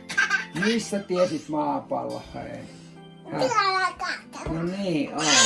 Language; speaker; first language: Finnish; native; Finnish